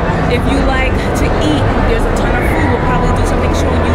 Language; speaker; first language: English; native; English